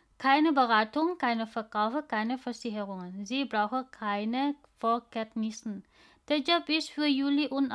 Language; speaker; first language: German; non-native, learner; Indonesian